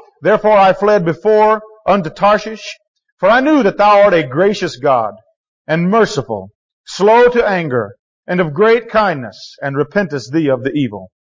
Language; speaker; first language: English; native; English